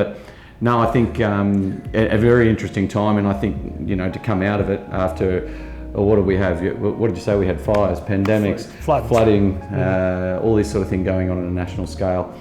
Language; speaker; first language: English; native; English